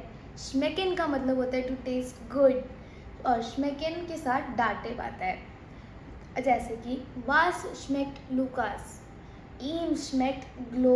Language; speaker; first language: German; non-native, fluent; Hindi